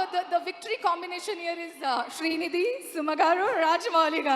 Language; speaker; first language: Telugu; non-native, learner; Tulu